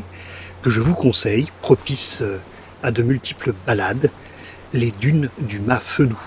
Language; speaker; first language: French; native; French